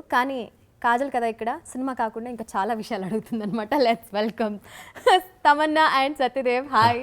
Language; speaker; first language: Telugu; native; Telugu